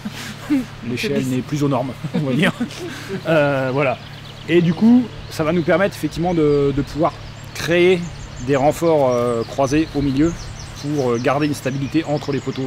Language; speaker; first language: French; native; French